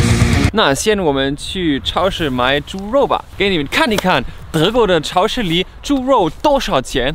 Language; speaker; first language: Chinese; non-native, fluent; German